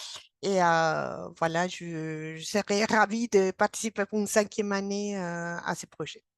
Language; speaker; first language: French; non-native, fluent; Spanish